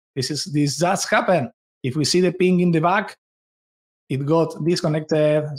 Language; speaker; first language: English; non-native, fluent; Spanish